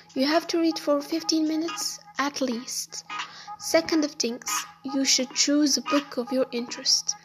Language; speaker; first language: English; non-native, fluent; Arabic